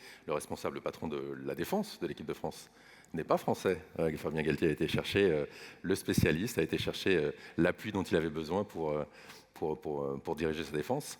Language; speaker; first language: French; native; French